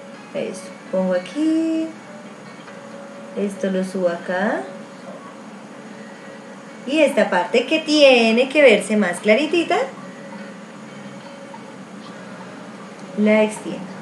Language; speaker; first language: Spanish; native; Spanish